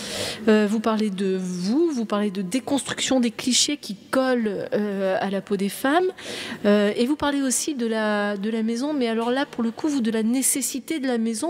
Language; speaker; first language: French; native; French